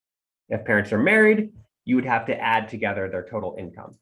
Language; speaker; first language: English; native; English